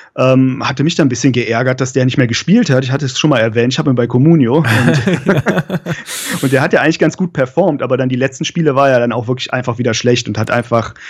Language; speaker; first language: German; native; German